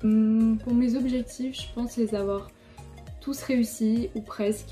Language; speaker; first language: French; native; French